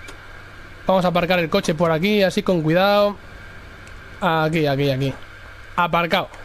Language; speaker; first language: Spanish; native; Spanish